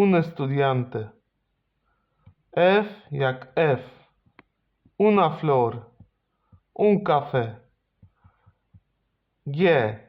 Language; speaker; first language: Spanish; non-native, fluent; Polish